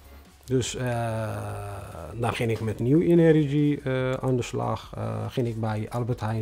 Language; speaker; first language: Dutch; non-native, fluent; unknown